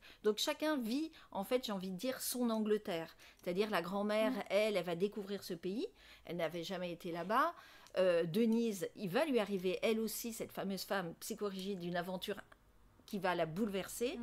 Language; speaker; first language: French; native; French